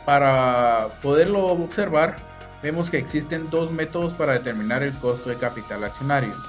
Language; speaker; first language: Spanish; native; Spanish